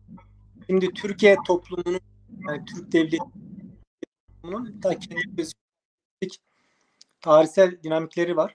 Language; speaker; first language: Turkish; native; Turkish